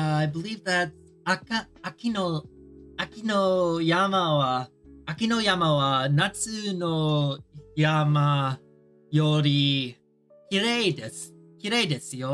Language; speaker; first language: Japanese; non-native, learner; English